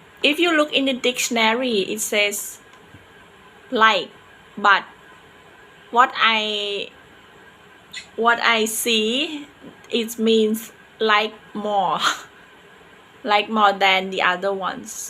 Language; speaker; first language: English; non-native, fluent; Thai